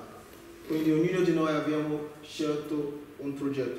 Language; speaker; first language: Italian; non-native, learner; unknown